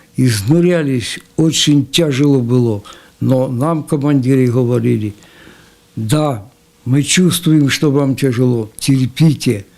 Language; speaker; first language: Russian; non-native, local second language; Ukrainian